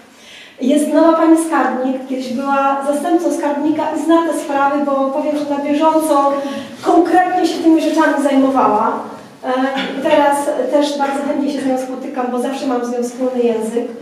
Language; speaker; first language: Polish; native; Polish